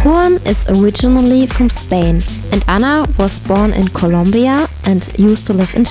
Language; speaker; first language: English; non-native, fluent; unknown